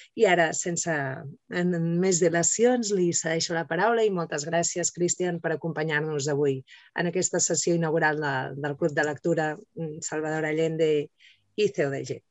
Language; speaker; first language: Catalan; native; Catalan